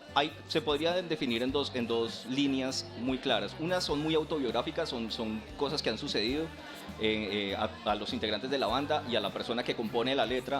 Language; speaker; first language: Spanish; native; Spanish